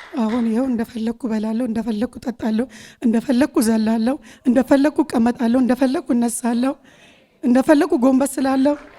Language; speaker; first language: Amharic; native; Amharic